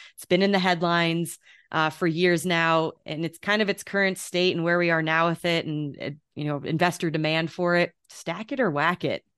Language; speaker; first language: English; native; English